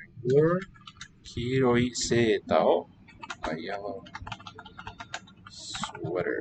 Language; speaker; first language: Japanese; non-native, learner; English